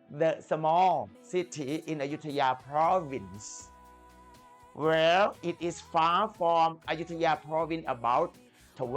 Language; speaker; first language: English; non-native, fluent; Thai